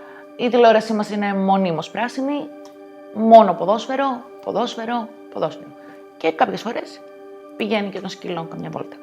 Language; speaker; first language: Greek; native; Greek